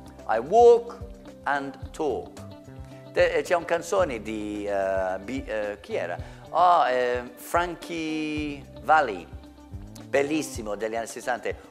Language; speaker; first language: Italian; non-native, fluent; English